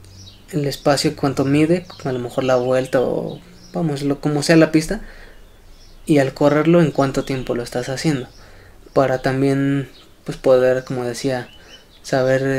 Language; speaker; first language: Spanish; native; Spanish